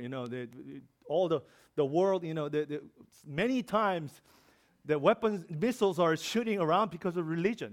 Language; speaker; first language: English; non-native, learner; Korean